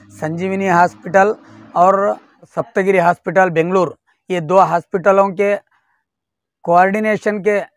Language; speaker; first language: Hindi; non-native, local second language; Urdu